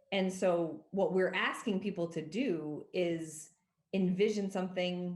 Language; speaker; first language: English; native; English